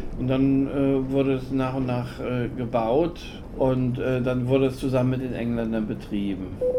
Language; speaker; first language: German; native; German